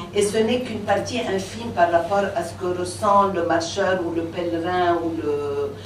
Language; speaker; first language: French; non-native, local second language; Arabic